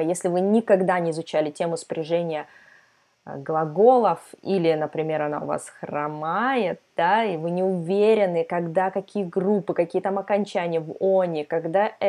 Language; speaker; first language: Russian; non-native, fluent; Serbian